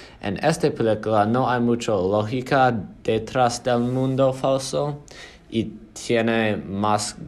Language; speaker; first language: Spanish; non-native, learner; English